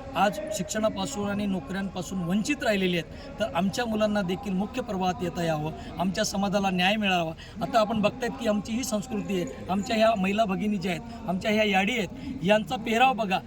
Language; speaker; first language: Marathi; non-native, local second language; Lambadi